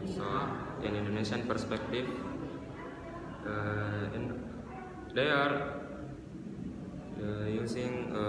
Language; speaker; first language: English; non-native, learner; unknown